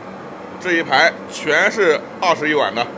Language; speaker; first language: Chinese; native; Chinese